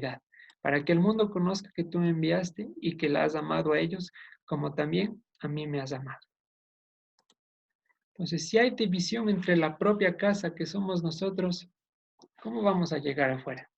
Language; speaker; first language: Spanish; native; Spanish